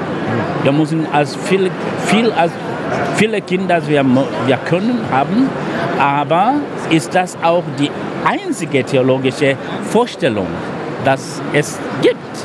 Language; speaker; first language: German; non-native, fluent; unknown